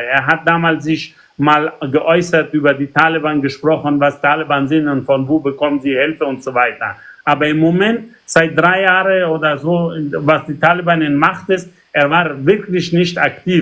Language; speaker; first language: German; non-native, learner; Persian